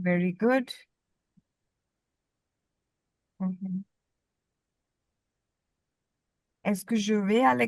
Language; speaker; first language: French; non-native, fluent; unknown